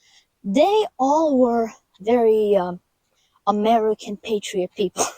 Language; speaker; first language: English; native; English